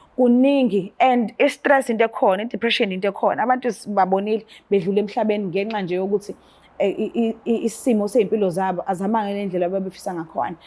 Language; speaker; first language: Zulu; native; Zulu